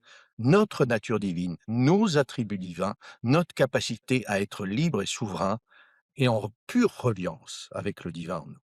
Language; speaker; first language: French; native; French